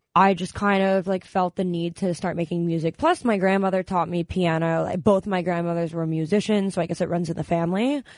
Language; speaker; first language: English; native; English